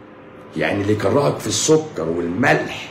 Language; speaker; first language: Arabic; native; Arabic